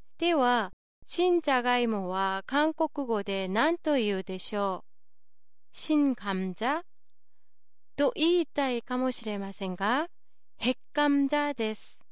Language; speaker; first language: Japanese; non-native, fluent; Korean